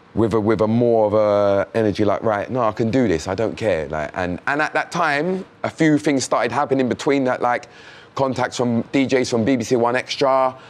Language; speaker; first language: English; native; English